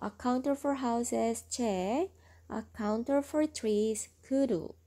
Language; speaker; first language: English; non-native, local second language; Filipino